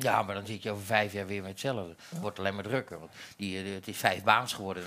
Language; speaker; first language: Dutch; native; Dutch